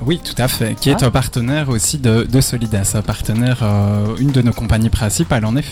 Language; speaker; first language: French; native; French